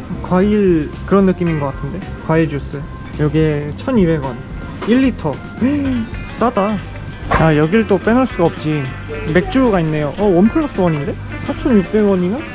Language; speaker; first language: Korean; native; Korean